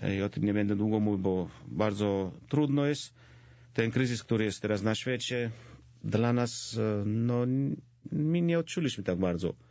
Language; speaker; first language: Polish; non-native, fluent; Georgian